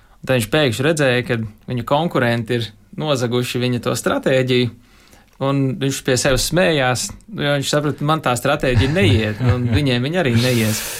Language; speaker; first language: Latvian; native; Latvian